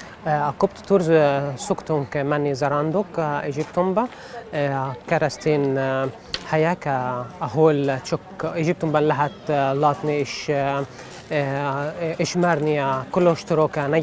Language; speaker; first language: Hungarian; non-native, learner; Arabic